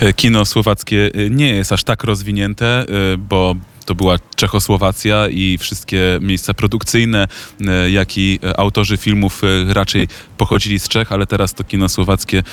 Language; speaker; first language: Polish; native; Polish